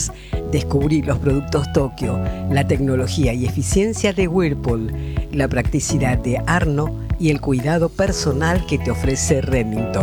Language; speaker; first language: Spanish; native; Spanish